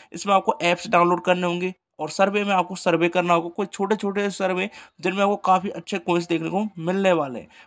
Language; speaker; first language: Hindi; native; Hindi